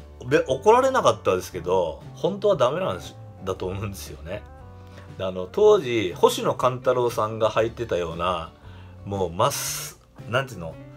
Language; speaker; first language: Japanese; native; Japanese